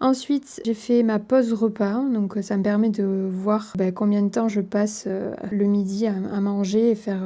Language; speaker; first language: French; native; French